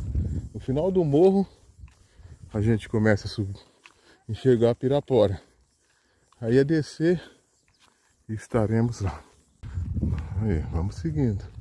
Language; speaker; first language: Portuguese; native; Portuguese